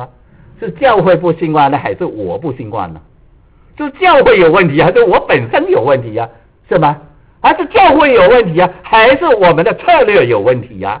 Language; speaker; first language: Chinese; native; Chinese